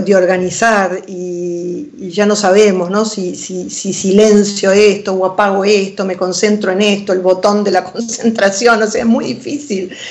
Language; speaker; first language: Spanish; native; Spanish